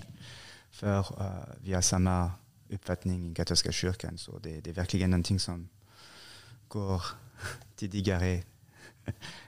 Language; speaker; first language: Swedish; non-native, fluent; French